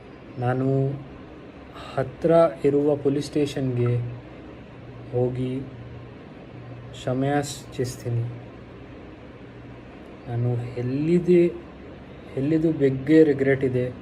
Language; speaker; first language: Kannada; non-native, local second language; Hindi